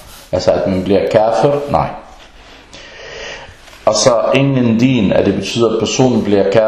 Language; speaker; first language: Danish; early bilingual, other home language; Arabic